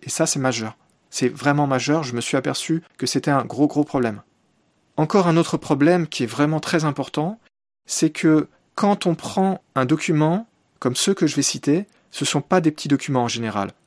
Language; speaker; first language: French; native; French